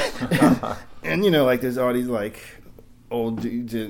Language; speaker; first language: English; native; English